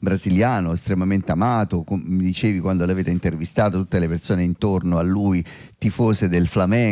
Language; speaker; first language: Italian; native; Italian